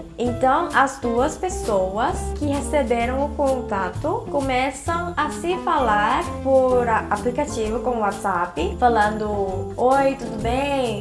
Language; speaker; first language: Portuguese; non-native, fluent; Korean